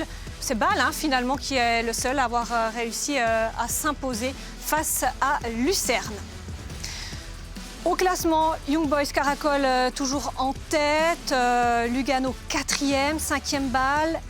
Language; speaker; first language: French; native; French